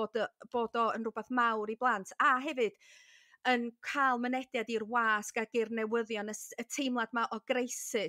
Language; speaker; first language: Welsh; native; Welsh